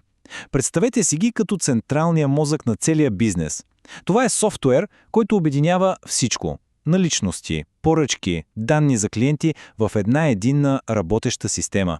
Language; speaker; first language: Bulgarian; native; Bulgarian